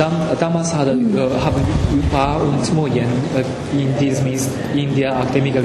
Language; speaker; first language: German; non-native, fluent; Chinese